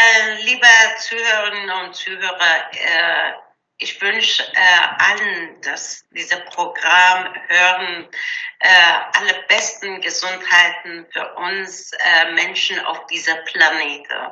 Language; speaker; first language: German; non-native, learner; Persian